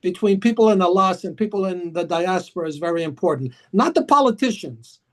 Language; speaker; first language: English; early bilingual, other home language; Greek